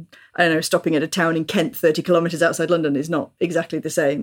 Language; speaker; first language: English; native; English